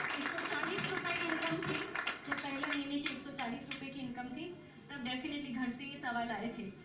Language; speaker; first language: Hindi; non-native, local second language; Gujarati